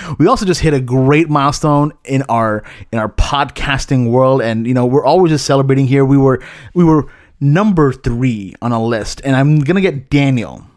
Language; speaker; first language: English; early bilingual, other home language; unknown